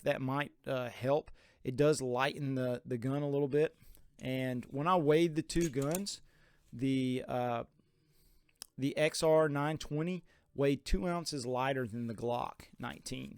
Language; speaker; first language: English; native; English